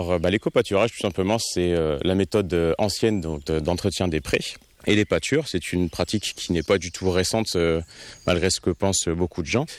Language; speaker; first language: French; native; French